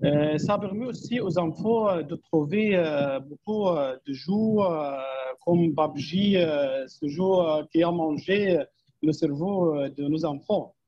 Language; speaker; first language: French; non-native, fluent; Arabic